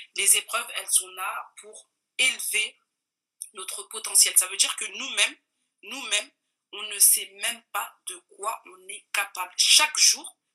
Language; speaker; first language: French; non-native, local second language; Bambara